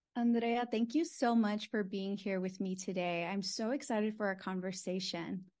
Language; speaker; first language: English; native; English